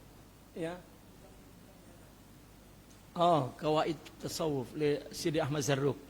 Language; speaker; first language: Arabic; non-native, fluent; Malay